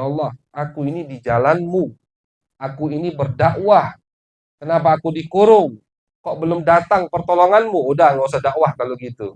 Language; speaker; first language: Indonesian; native; Indonesian